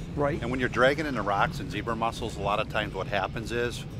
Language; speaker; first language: English; native; English